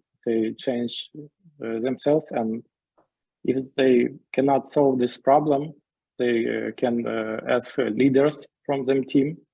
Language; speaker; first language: English; non-native, learner; Ukrainian